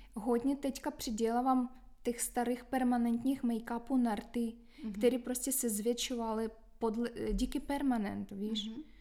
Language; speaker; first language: Czech; non-native, fluent; Russian